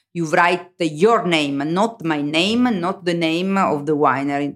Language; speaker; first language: English; non-native, learner; Italian